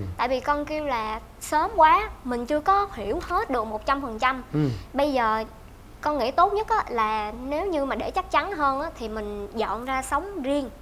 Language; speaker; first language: Vietnamese; native; Vietnamese